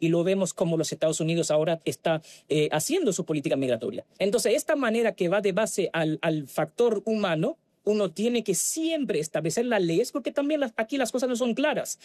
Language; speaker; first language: Spanish; non-native, fluent; Haitian Creole